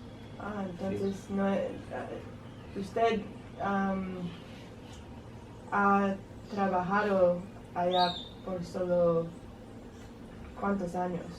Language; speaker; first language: Spanish; non-native, learner; English